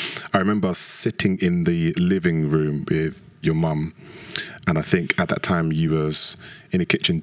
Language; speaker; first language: English; native; English